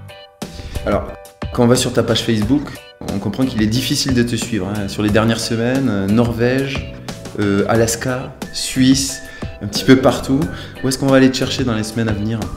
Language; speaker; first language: French; native; French